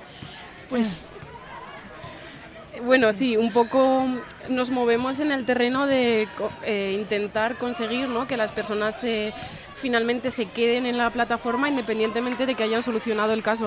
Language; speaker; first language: Spanish; native; Spanish